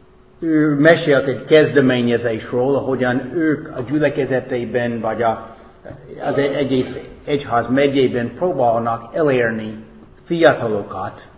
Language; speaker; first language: Hungarian; non-native, fluent; English